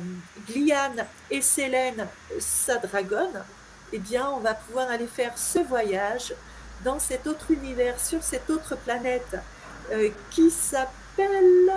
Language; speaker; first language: French; native; French